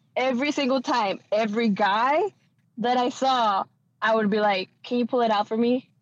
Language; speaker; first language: English; early bilingual, other home language; Spanish